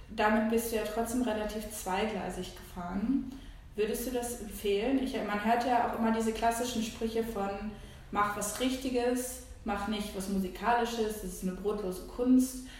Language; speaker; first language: German; native; German